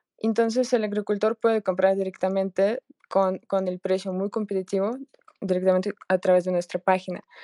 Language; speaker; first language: Spanish; non-native, fluent; Russian